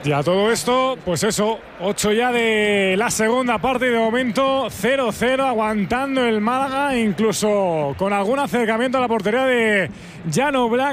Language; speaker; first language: Spanish; native; Spanish